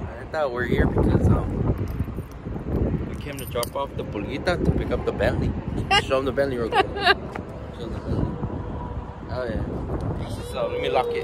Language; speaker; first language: English; early bilingual, other home language; Spanish